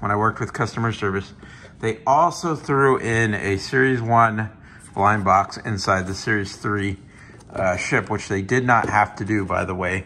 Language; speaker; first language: English; native; English